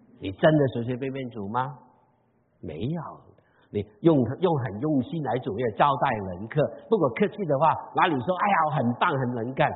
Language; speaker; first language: Chinese; non-native, local second language; Cantonese